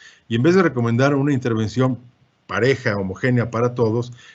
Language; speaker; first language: Spanish; native; Spanish